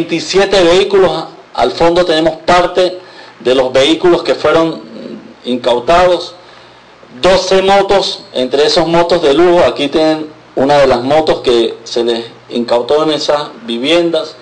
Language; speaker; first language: Spanish; native; Spanish